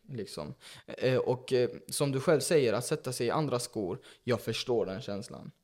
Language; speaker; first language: Swedish; early bilingual, other home language; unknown